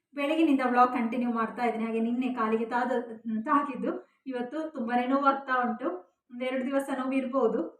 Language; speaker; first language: Kannada; non-native, local second language; Tulu